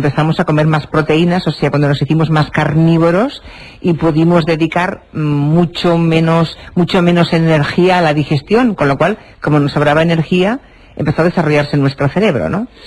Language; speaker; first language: Spanish; native; Spanish